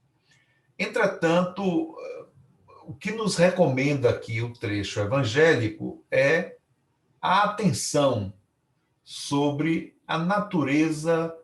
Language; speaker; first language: Portuguese; native; Portuguese